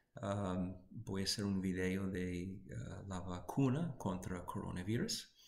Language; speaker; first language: Spanish; non-native, fluent; English